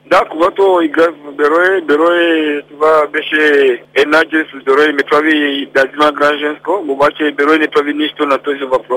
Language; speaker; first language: Bulgarian; non-native, learner; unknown